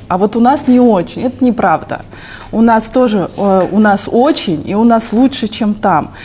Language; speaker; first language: Russian; native; Russian